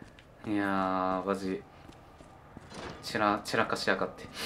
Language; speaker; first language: Japanese; native; Japanese